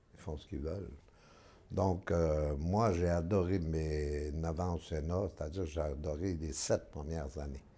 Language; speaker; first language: French; native; French